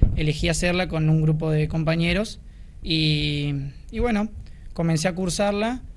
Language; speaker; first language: Spanish; native; Spanish